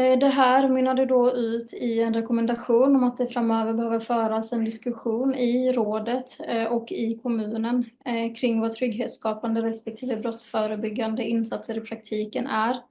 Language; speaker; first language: Swedish; native; Swedish